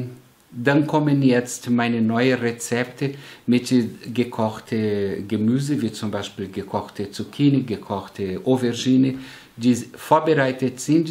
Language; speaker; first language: German; non-native, fluent; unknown